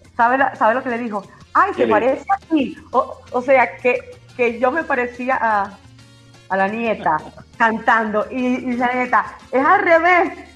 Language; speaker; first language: Spanish; native; Spanish